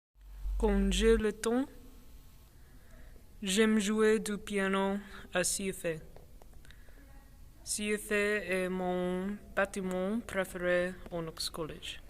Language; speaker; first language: French; non-native, learner; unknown